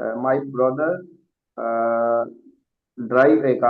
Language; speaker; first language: English; non-native, learner; Urdu